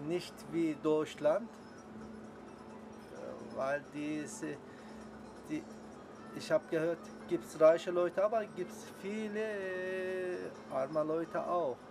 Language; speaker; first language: German; non-native, learner; Chinese